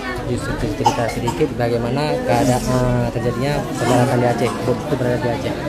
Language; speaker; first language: Indonesian; native; Indonesian